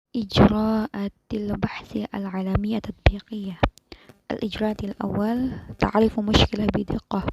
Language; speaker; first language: Arabic; non-native, learner; Indonesian